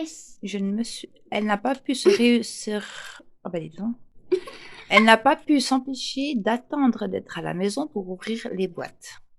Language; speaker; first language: French; native; French